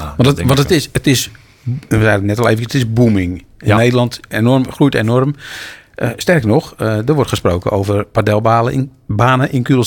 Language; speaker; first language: Dutch; native; Dutch